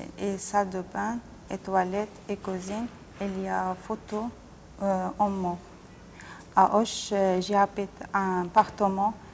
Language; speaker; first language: French; non-native, learner; Arabic